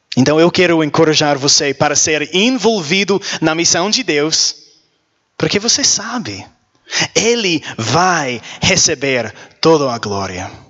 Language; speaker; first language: Portuguese; non-native, learner; English